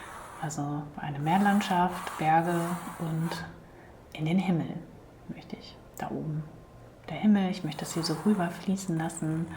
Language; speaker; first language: German; native; German